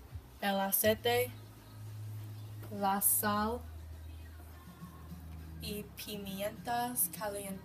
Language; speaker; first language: Spanish; non-native, learner; English